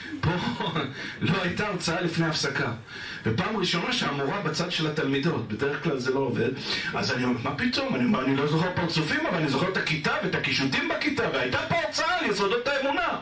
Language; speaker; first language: Hebrew; native; Hebrew